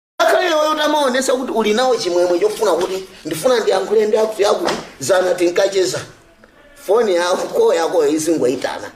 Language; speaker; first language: Nyanja; native; Nyanja